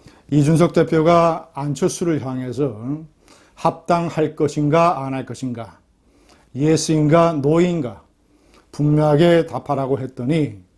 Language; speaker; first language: Korean; native; Korean